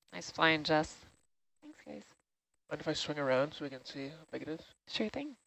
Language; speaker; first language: English; native; English